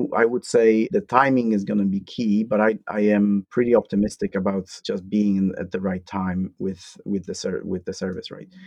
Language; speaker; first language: English; non-native, fluent; Polish